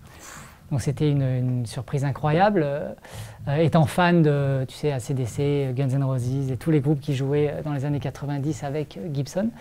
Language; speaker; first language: French; native; French